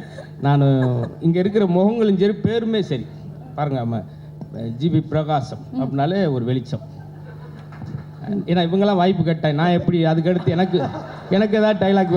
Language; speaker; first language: Tamil; native; Tamil